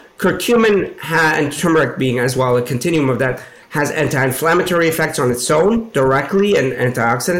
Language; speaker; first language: English; native; English